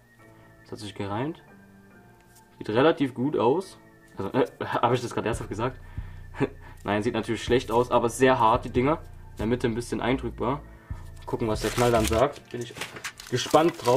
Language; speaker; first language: German; native; German